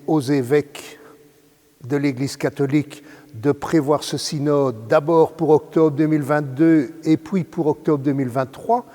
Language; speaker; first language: French; native; French